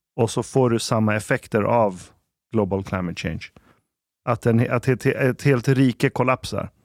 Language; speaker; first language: Swedish; early bilingual, other home language; Arabic